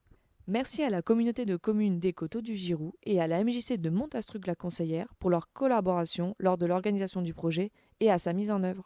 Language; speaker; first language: French; native; French